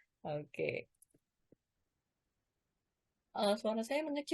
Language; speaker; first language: Indonesian; native; Indonesian